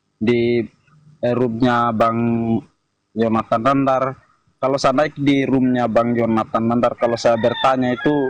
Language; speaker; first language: Indonesian; native; Indonesian